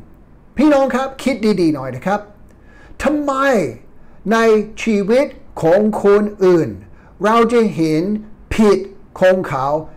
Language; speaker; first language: Thai; non-native, fluent; English